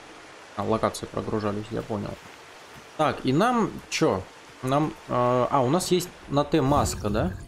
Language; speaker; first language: Russian; native; Russian